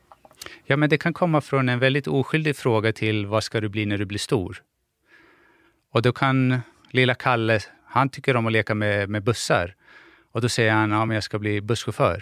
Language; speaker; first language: Swedish; early bilingual, other home language; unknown